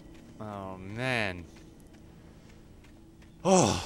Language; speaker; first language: English; native; English